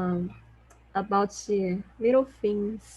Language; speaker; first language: English; non-native, learner; Portuguese